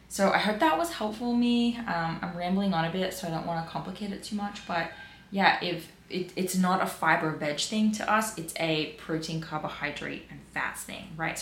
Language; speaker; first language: English; native; English